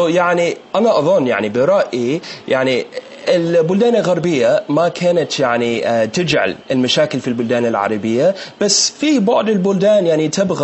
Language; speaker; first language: Arabic; non-native, learner; English